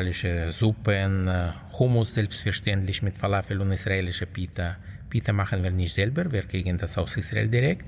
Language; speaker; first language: German; non-native, fluent; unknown